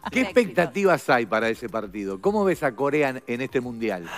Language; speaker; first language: Spanish; native; Spanish